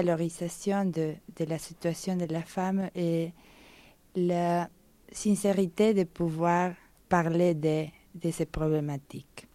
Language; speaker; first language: French; non-native, fluent; Spanish